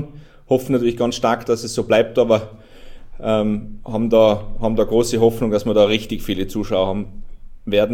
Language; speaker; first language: German; native; German